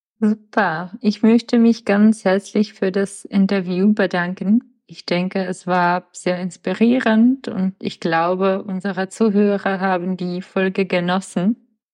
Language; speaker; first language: German; non-native, fluent; Czech